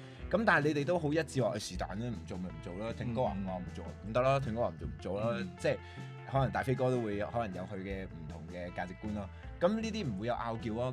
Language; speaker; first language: Cantonese; native; Cantonese